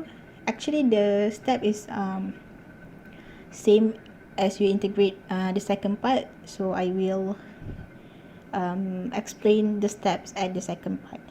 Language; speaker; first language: English; non-native, local second language; Malay